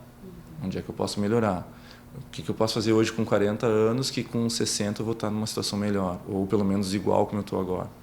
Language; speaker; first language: Portuguese; native; Portuguese